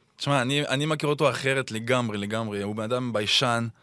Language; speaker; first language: Hebrew; non-native, fluent; French